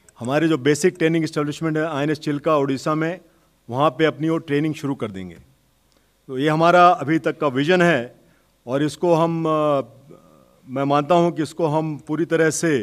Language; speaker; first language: Hindi; native; Hindi